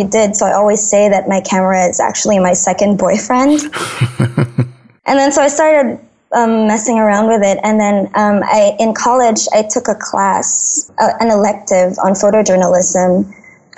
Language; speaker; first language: English; non-native, local second language; Filipino